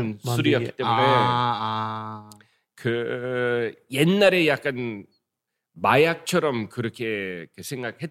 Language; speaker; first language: Korean; early bilingual, heritage; English